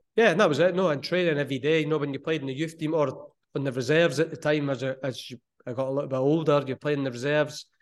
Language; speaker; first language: English; native; English